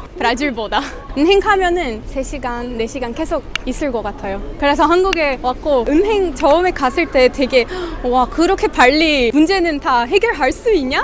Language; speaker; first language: Korean; non-native, learner; Portuguese